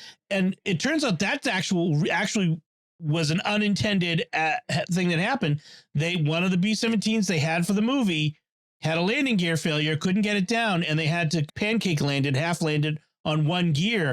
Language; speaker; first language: English; native; English